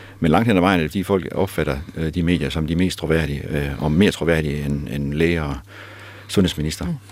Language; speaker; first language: Danish; native; Danish